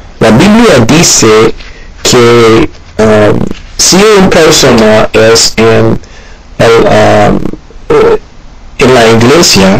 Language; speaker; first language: Spanish; non-native, learner; Haitian Creole